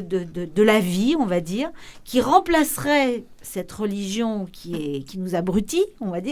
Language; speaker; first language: French; native; French